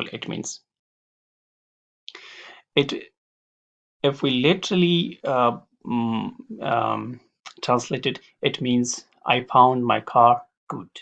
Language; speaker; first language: English; non-native, fluent; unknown